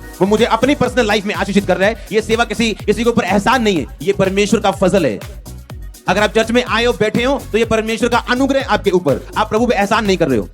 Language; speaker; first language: Hindi; non-native, local second language; Punjabi